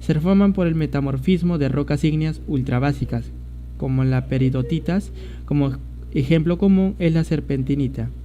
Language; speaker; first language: Spanish; native; Spanish